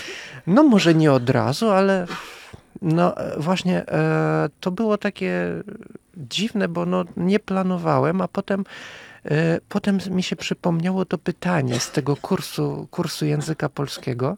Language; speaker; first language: Polish; non-native, fluent; Russian